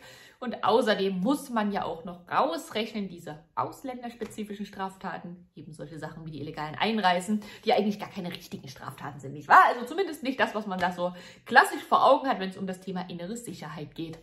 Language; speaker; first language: German; native; German